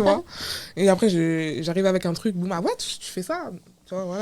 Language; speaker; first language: French; native; French